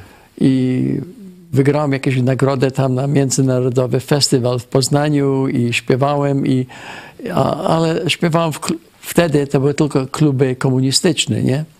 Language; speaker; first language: Polish; non-native, fluent; English